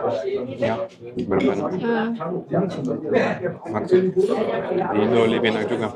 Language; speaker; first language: Indonesian; non-native, learner; German